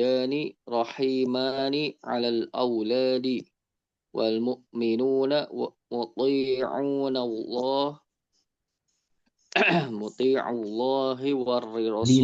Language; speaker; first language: Arabic; non-native, learner; Indonesian